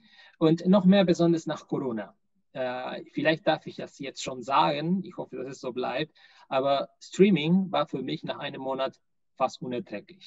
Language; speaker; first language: German; non-native, fluent; Spanish